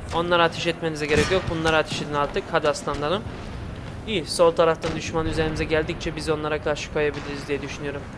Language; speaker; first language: Turkish; early bilingual, heritage; Turkish